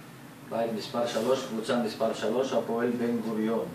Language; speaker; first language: Hebrew; native; Hebrew